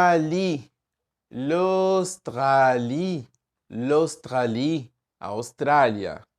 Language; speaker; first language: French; non-native, fluent; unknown